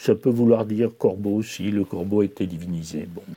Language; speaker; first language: French; native; French